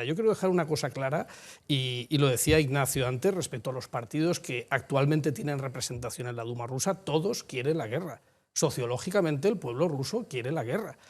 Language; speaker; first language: Spanish; native; Spanish